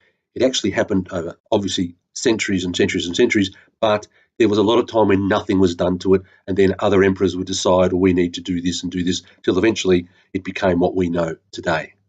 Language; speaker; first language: English; native; English